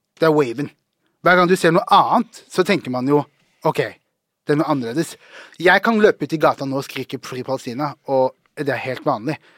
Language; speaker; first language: Norwegian; early bilingual, other home language; Somali